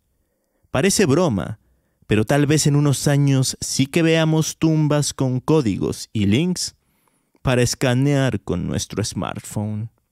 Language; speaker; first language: Spanish; native; Spanish